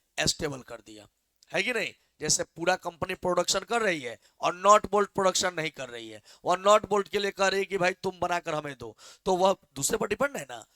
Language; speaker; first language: Hindi; native; Hindi